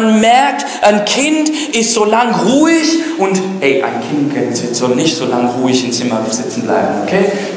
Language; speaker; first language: German; non-native, fluent; English